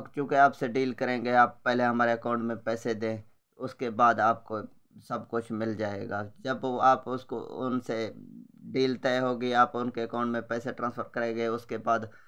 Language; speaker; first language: Urdu; non-native, local second language; Saraiki